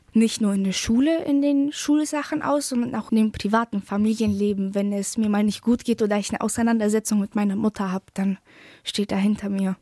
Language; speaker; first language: German; early bilingual, other home language; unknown